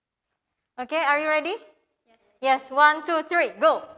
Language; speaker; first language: English; non-native, fluent; Indonesian